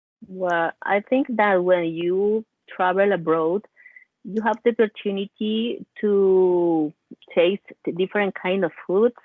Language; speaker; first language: English; non-native, learner; Spanish